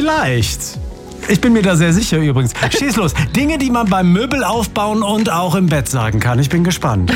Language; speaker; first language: German; native; German